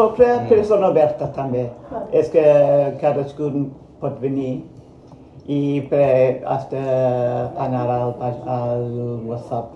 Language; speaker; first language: Catalan; non-native, fluent; Spanish